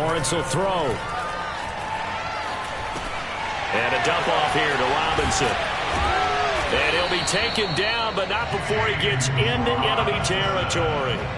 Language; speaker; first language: English; native; English